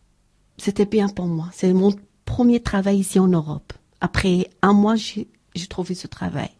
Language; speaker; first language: French; non-native, learner; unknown